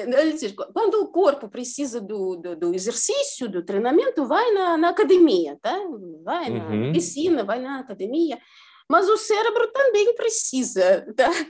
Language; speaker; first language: Portuguese; non-native, fluent; Russian